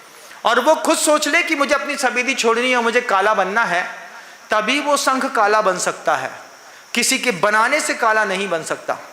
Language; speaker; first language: Hindi; native; Hindi